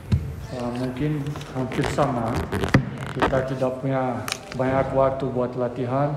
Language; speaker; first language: Indonesian; non-native, learner; Portuguese